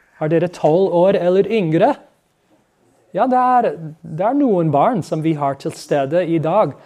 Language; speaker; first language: Norwegian; non-native, fluent; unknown